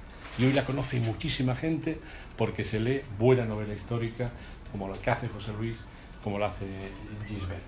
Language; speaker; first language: Spanish; native; Spanish